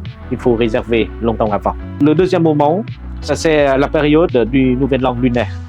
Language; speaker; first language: French; non-native, fluent; Vietnamese